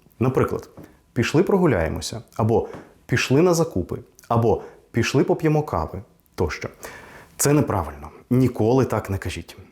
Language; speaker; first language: Ukrainian; non-native, local second language; Russian